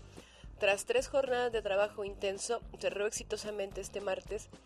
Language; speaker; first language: Spanish; native; Spanish